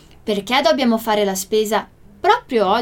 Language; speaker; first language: Italian; non-native, fluent; Portuguese